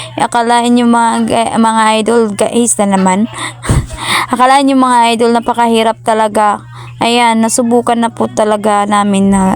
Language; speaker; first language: Filipino; non-native, local second language; Cebuano